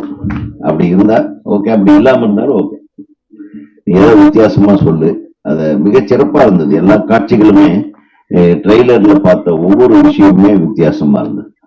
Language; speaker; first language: Tamil; native; Tamil